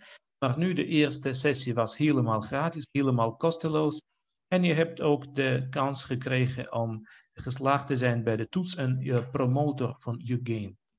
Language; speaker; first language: Dutch; non-native, fluent; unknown